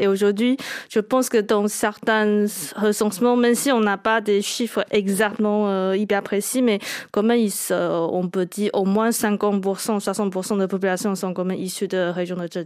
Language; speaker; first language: French; non-native, fluent; Chinese